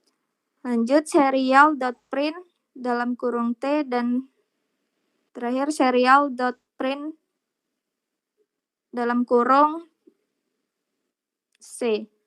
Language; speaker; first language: Indonesian; native; Indonesian